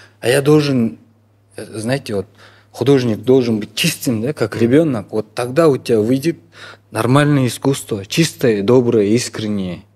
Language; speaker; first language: Russian; non-native, local second language; Kyrgyz